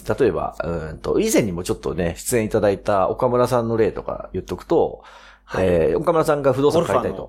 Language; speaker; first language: Japanese; native; Japanese